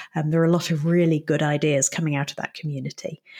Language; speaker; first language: English; native; English